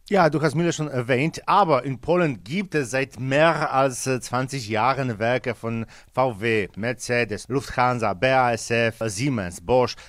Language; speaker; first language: German; non-native, fluent; Polish